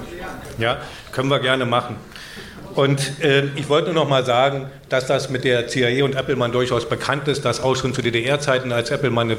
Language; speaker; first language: German; native; German